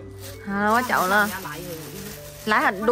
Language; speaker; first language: Chinese; non-native, learner; Vietnamese